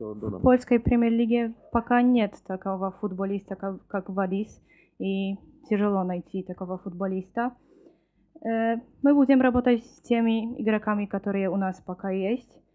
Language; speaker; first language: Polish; non-native, learner; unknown